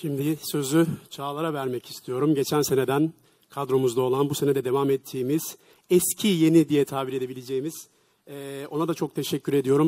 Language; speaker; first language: Turkish; native; Turkish